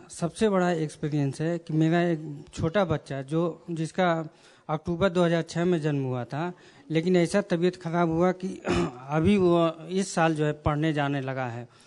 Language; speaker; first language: Hindi; native; Hindi